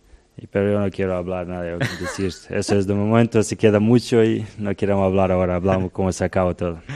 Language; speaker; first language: Spanish; non-native, learner; Serbian